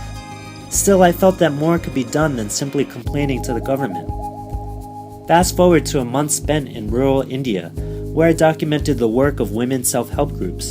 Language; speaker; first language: English; early bilingual, other home language; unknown